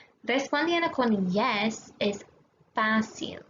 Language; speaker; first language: Spanish; non-native, fluent; English